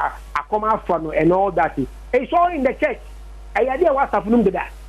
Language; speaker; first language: English; non-native, learner; Akan